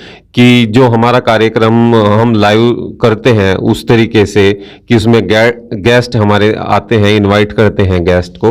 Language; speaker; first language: Hindi; native; Hindi